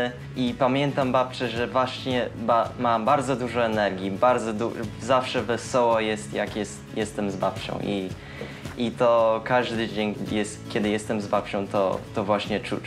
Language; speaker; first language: Polish; early bilingual, heritage; Polish